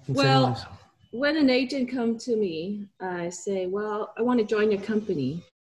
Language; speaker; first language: English; non-native, fluent; Vietnamese